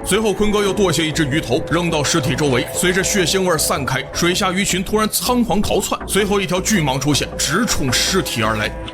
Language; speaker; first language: Chinese; native; Chinese